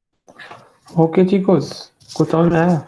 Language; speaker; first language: Hindi; native; Hindi